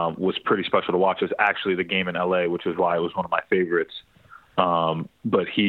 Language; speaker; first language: English; native; English